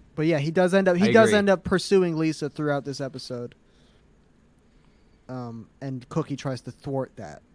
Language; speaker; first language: English; native; English